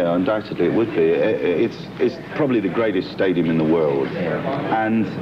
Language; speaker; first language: English; native; English